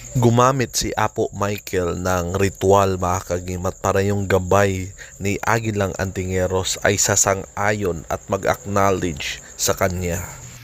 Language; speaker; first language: Filipino; non-native, local second language; Cebuano